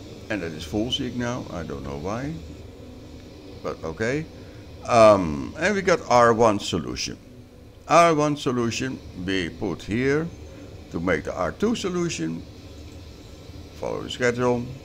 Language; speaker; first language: English; non-native, learner; Dutch